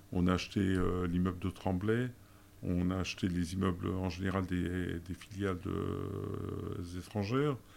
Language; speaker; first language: French; early bilingual, other home language; German